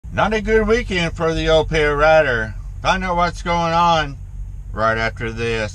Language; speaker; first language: English; native; English